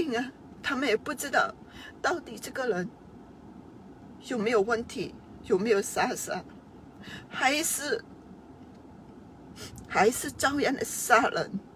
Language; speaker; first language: Chinese; non-native, fluent; Burmese